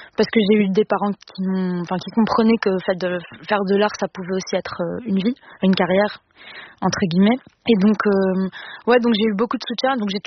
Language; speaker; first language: French; non-native, local second language; Arabic